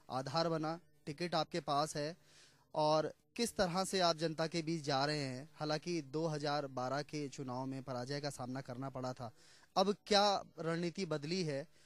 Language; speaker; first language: Hindi; native; Hindi